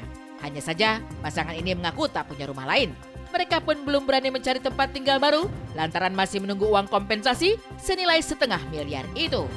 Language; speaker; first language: Indonesian; native; Indonesian